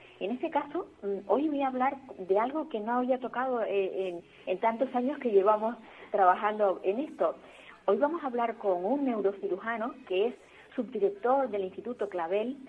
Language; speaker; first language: Spanish; native; Spanish